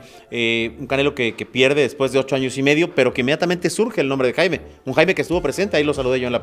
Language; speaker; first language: Spanish; native; Spanish